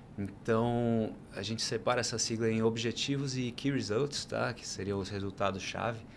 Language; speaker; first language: Portuguese; native; Portuguese